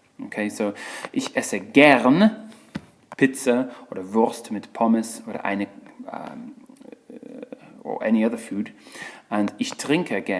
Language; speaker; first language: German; non-native, fluent; English